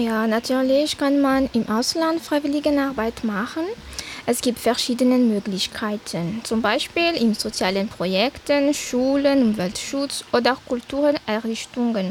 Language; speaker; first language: German; non-native, fluent; Malagasy